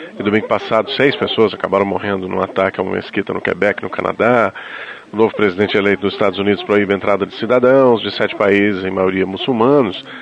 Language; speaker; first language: Portuguese; native; Portuguese